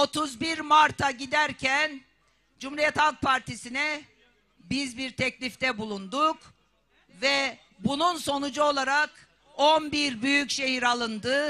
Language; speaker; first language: Turkish; native; Turkish